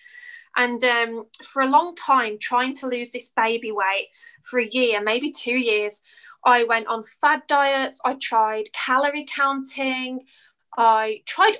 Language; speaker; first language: English; native; English